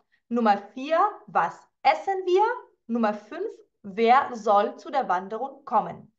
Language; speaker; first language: German; non-native, fluent; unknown